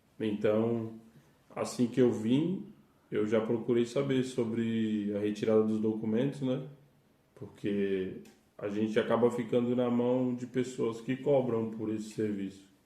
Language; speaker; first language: Portuguese; native; Portuguese